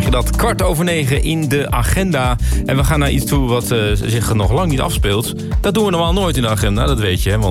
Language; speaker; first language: Dutch; native; Dutch